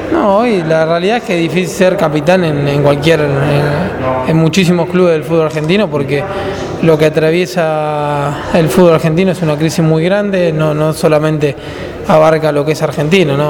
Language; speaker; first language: Spanish; native; Spanish